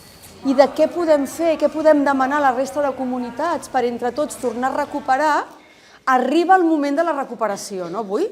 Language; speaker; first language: Catalan; native; Catalan